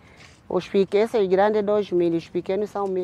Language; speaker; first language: Portuguese; non-native, local second language; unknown